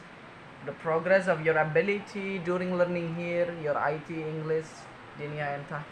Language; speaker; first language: English; non-native, fluent; Indonesian